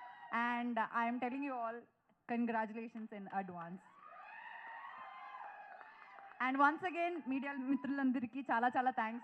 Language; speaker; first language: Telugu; non-native, fluent; Malayalam